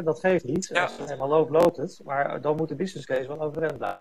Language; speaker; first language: Dutch; native; Dutch